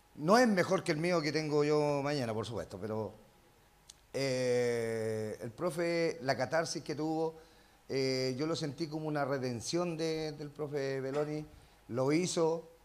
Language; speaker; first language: Spanish; native; Spanish